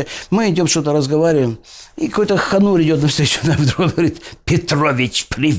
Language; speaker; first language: Russian; native; Russian